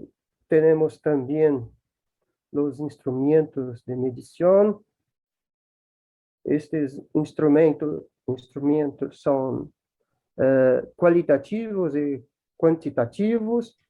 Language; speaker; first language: Spanish; non-native, learner; Portuguese